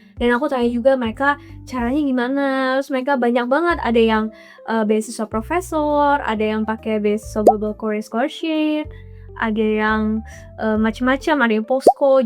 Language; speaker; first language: Indonesian; native; Indonesian